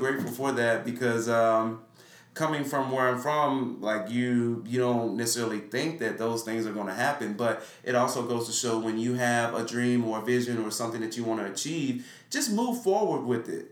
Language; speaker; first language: English; native; English